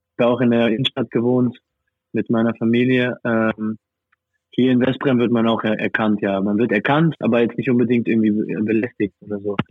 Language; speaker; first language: German; non-native, fluent; French